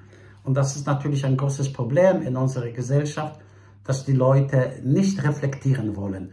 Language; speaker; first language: German; non-native, fluent; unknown